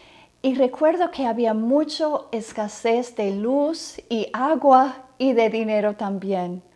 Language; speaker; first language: Spanish; non-native, fluent; English